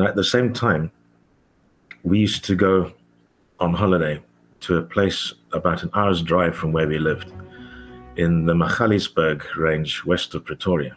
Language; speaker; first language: English; native; English